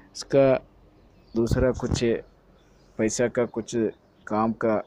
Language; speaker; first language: Hindi; non-native, local second language; Malayalam